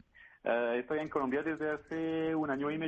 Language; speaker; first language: Spanish; non-native, fluent; French